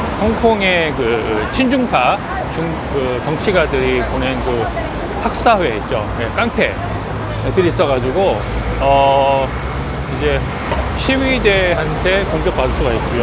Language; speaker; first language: Korean; native; Korean